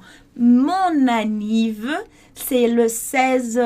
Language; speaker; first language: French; non-native, fluent; Portuguese